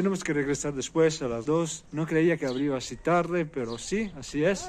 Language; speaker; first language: Spanish; non-native, learner; Italian